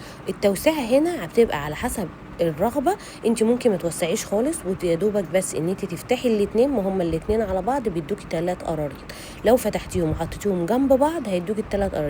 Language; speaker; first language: Arabic; native; Arabic